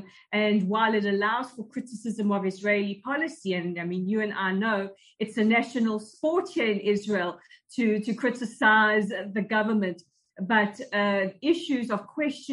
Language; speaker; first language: English; native; English